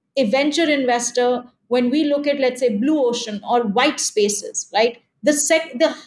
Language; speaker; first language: English; non-native, local second language; Hindi